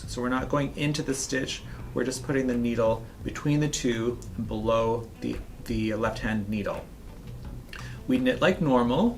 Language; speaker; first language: English; native; English